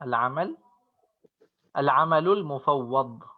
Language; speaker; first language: Arabic; non-native, fluent; Urdu